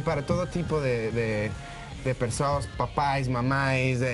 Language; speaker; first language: Portuguese; non-native, learner; Spanish